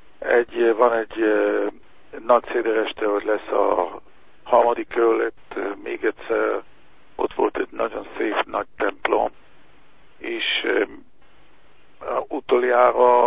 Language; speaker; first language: Hungarian; early bilingual, heritage; Hungarian